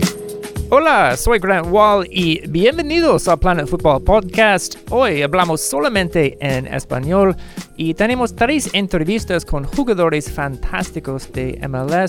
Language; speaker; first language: Spanish; non-native, learner; English